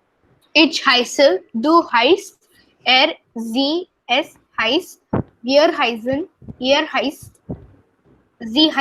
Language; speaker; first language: German; non-native, learner; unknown